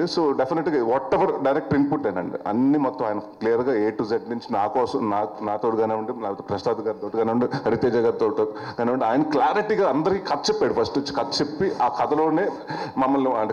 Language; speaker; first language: Telugu; native; Telugu